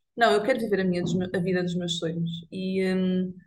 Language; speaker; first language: Portuguese; native; Portuguese